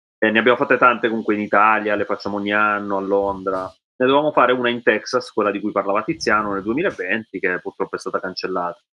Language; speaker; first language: Italian; native; Italian